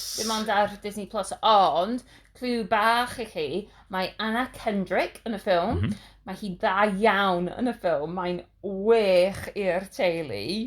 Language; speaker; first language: Welsh; non-native, learner; English